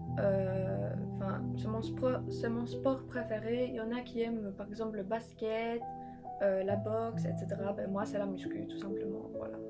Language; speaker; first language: French; early bilingual, other home language; Polish